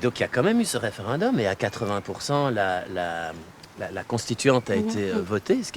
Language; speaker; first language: French; native; French